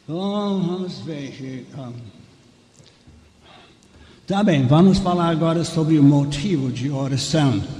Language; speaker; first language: Portuguese; non-native, fluent; English